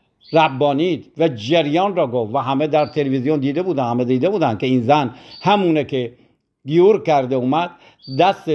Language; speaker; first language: Persian; native; Persian